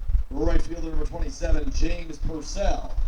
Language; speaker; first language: English; native; English